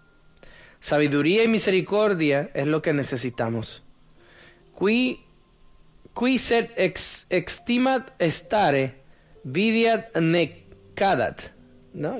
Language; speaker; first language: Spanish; native; Spanish